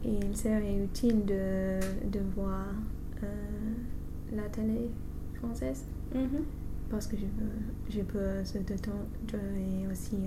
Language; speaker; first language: French; non-native, learner; English